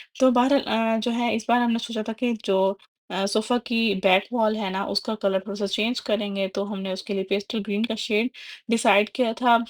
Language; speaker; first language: Urdu; native; Urdu